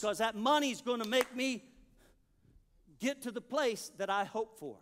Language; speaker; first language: English; native; English